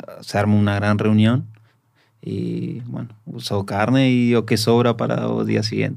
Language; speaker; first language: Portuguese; non-native, learner; Spanish